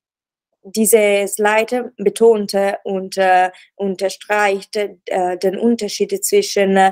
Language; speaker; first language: German; non-native, learner; Italian